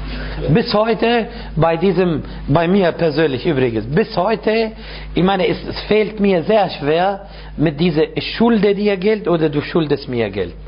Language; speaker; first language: German; non-native, fluent; Arabic